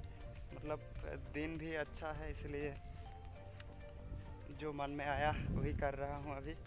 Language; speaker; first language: Hindi; non-native, local second language; Bangla